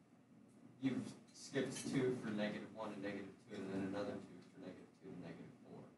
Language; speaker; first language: English; native; English